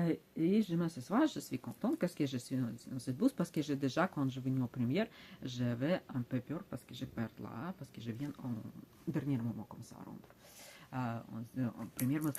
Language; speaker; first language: French; non-native, learner; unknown